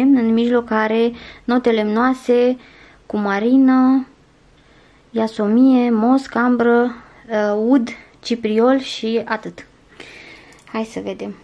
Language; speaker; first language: Romanian; native; Romanian